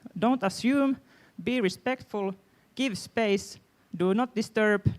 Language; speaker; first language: English; non-native, fluent; Finnish